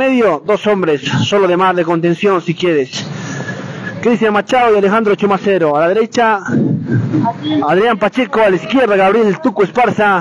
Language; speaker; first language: Spanish; native; Spanish